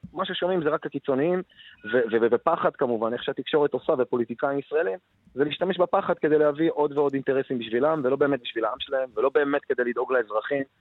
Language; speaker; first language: Hebrew; non-native, local second language; Arabic